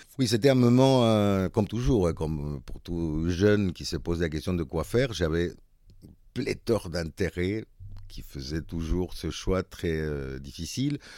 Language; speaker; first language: French; non-native, fluent; Spanish